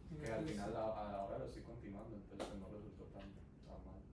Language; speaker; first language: Spanish; native; Spanish